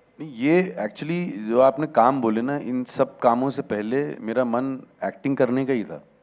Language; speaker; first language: Hindi; native; Hindi